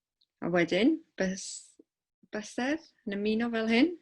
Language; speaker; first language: Welsh; non-native, local second language; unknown